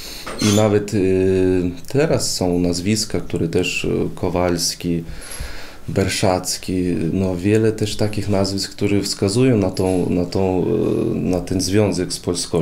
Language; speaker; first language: Polish; non-native, fluent; Russian